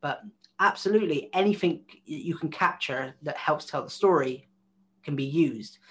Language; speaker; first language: English; native; English